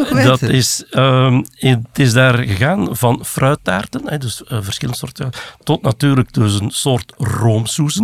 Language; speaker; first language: Dutch; native; Dutch